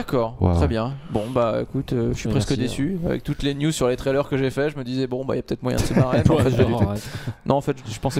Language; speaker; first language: French; native; French